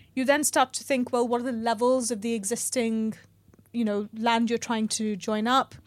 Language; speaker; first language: English; native; English